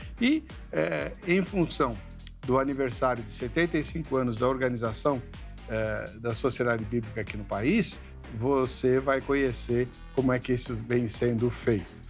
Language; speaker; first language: Portuguese; native; Portuguese